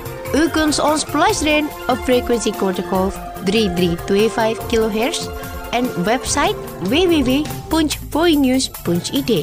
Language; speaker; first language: Dutch; non-native, fluent; Indonesian